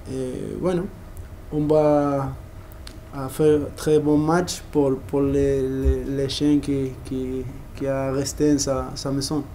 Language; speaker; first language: French; non-native, learner; Spanish